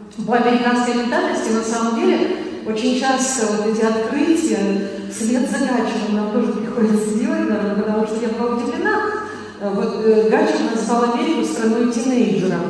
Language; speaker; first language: Russian; non-native, local second language; Karachay-Balkar